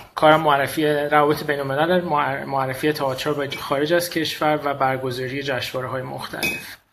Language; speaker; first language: Persian; non-native, local second language; Azerbaijani